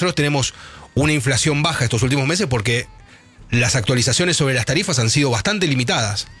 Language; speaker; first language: Spanish; native; Spanish